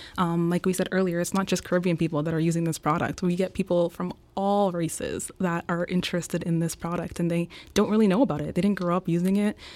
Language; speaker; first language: English; native; English